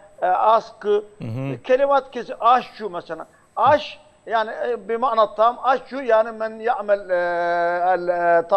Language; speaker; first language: Arabic; non-native, fluent; Turkish